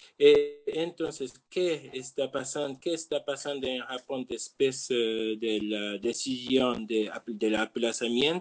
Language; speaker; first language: Spanish; non-native, learner; Japanese